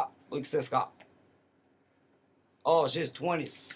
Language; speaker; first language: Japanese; native; Japanese